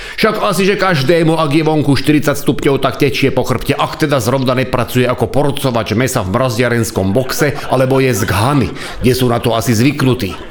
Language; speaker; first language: Slovak; non-native, local second language; Hungarian